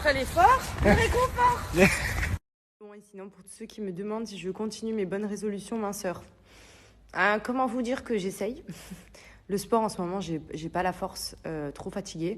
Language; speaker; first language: French; native; French